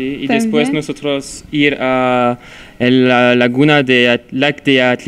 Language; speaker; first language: Spanish; non-native, learner; French